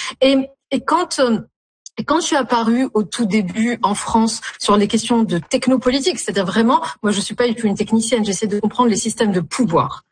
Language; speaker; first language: French; non-native, local second language; Arabic